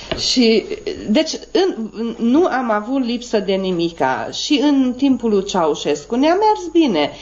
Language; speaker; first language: Romanian; native; Romanian